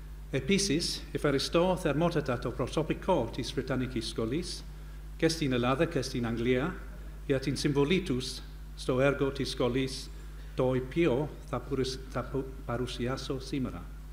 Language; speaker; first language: Greek; non-native, fluent; English